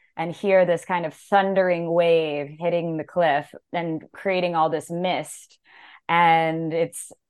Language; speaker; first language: English; native; English